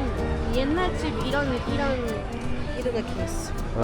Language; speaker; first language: Korean; non-native, fluent; Spanish